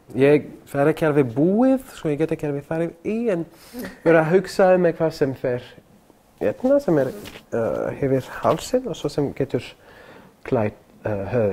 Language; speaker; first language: Icelandic; non-native, learner; French